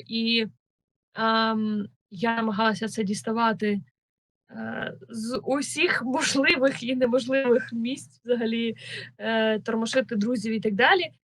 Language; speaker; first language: Ukrainian; native; Ukrainian